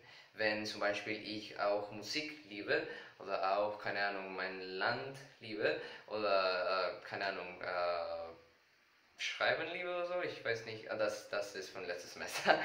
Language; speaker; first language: German; non-native, learner; Spanish